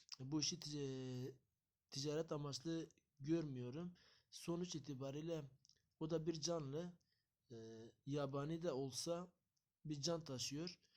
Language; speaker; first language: Turkish; native; Turkish